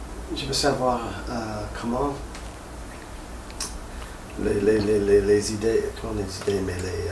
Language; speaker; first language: French; non-native, learner; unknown